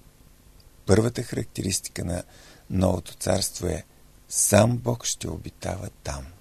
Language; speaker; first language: Bulgarian; native; Bulgarian